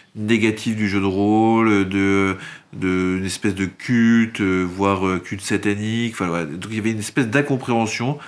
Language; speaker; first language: French; native; French